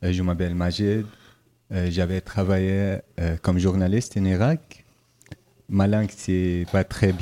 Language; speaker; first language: French; non-native, learner; Arabic